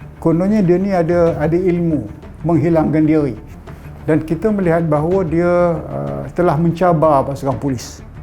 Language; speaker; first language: Malay; native; Malay